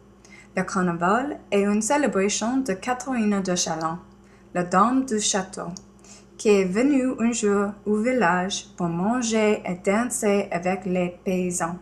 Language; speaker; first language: French; non-native, learner; English